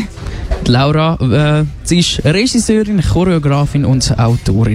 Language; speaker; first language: German; native; German